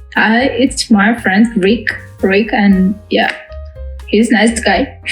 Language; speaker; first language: English; non-native, fluent; Russian